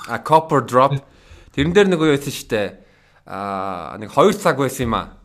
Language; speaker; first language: Mongolian; early bilingual, heritage; Mongolian